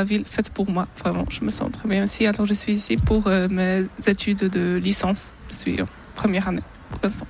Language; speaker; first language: French; non-native, fluent; Polish